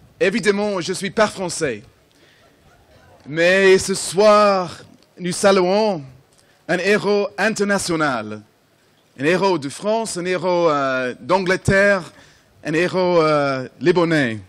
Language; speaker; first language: French; non-native, fluent; English